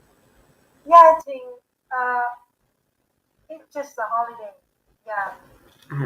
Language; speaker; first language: English; non-native, learner; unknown